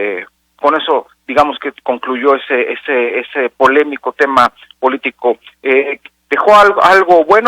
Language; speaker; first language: Spanish; native; Spanish